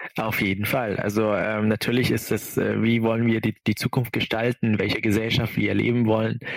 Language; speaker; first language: German; non-native, fluent; Arabic